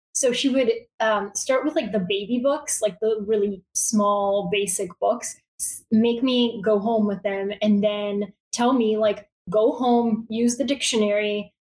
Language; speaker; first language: English; early bilingual, other home language; Bulgarian